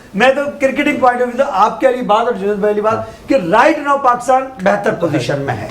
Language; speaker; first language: Urdu; native; Urdu